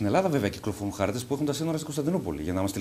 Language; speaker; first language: Greek; native; Greek